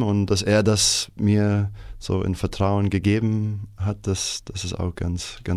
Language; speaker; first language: German; non-native, fluent; English